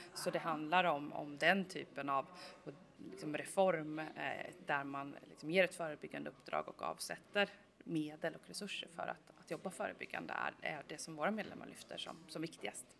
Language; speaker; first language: Swedish; native; Swedish